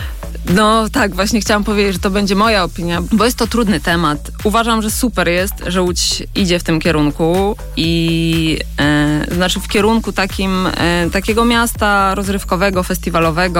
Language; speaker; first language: Polish; native; Polish